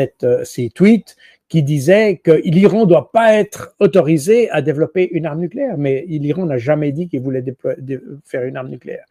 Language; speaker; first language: French; native; French